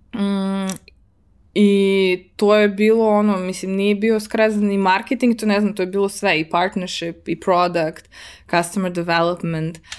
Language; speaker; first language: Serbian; early bilingual, heritage; Serbian